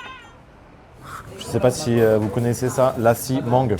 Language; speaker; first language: French; native; French